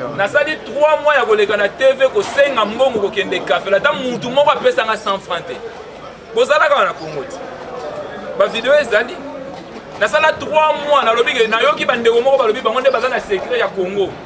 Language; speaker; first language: Lingala; native; Lingala